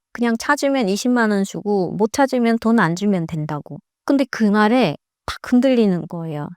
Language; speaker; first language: Korean; native; Korean